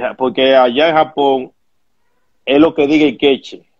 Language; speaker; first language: Spanish; native; Spanish